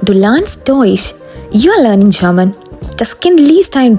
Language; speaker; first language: German; non-native, fluent; Malayalam